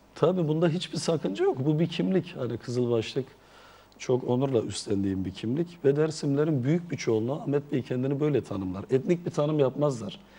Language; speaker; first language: Turkish; non-native, local second language; Zaza